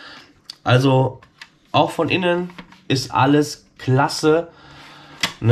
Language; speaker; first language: German; native; German